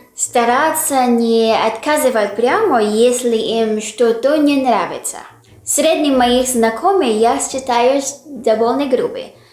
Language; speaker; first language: Russian; non-native, fluent; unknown